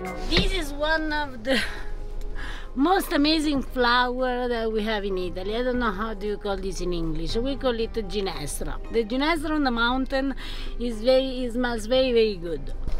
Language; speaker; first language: English; non-native, fluent; Italian